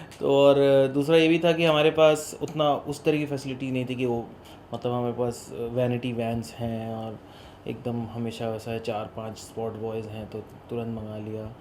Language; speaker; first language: Hindi; non-native, local second language; Bhojpuri